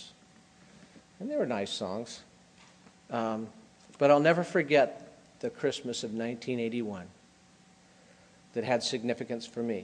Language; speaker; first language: English; native; English